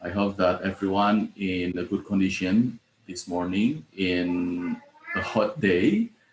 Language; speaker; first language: English; non-native, fluent; Indonesian